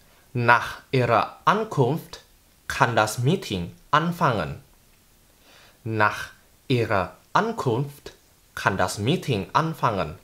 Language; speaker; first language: German; non-native, fluent; Indonesian